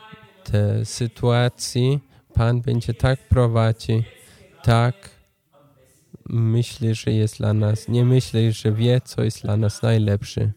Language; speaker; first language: Polish; non-native, learner; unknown